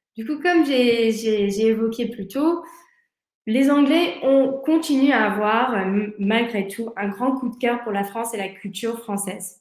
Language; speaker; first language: French; early bilingual, heritage; English